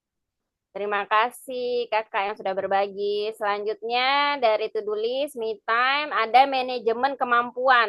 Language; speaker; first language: Indonesian; native; Indonesian